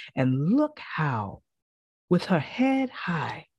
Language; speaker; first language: English; native; English